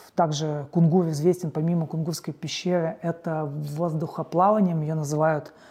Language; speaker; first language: Russian; native; Russian